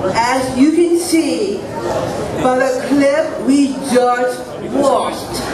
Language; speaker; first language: English; native; English